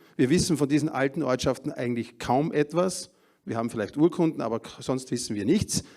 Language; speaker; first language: German; native; German